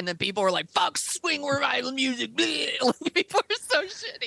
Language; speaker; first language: English; native; English